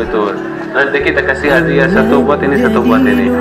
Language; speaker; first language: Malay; non-native, learner; Arabic